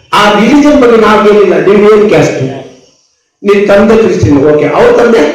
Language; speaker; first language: Kannada; non-native, local second language; Tamil